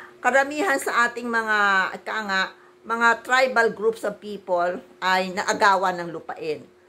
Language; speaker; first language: Filipino; native; Filipino